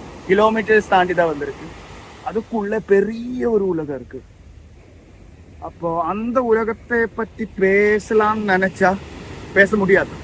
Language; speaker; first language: Tamil; non-native, learner; Malayalam